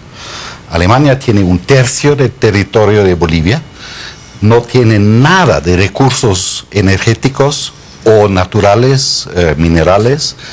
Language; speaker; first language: Spanish; non-native, fluent; German